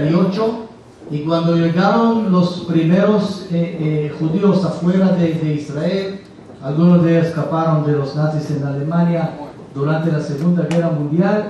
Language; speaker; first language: Spanish; non-native, fluent; Hebrew